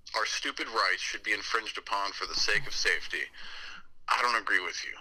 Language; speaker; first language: English; native; English